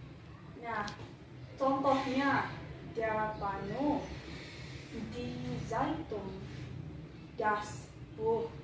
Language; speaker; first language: German; non-native, learner; Indonesian